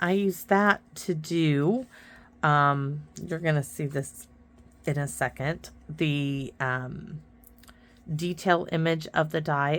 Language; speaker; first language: English; native; English